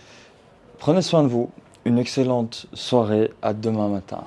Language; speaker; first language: French; early bilingual, heritage; Turkish